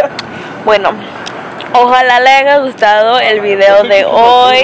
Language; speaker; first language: Spanish; early bilingual, heritage; Spanish